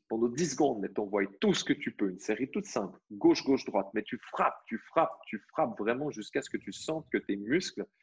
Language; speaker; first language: French; native; French